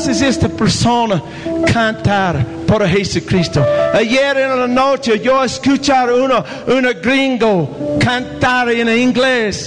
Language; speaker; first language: Spanish; non-native, learner; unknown